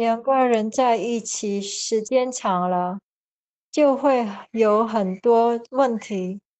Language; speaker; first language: Chinese; non-native, learner; Indonesian